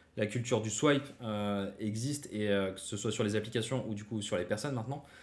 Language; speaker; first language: French; native; French